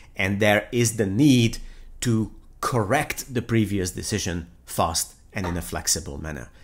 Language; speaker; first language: English; non-native, fluent; Hungarian